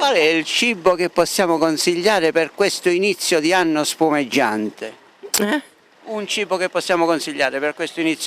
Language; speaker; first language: Italian; native; Italian